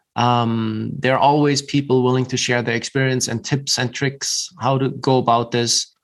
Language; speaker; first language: English; non-native, fluent; German